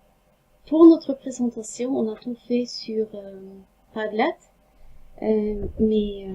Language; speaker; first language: French; non-native, fluent; Norwegian